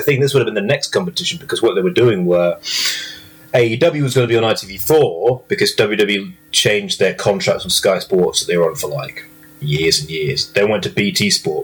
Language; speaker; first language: English; native; English